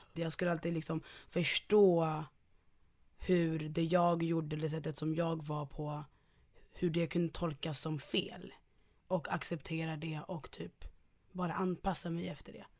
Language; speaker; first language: Swedish; early bilingual, other home language; Ganda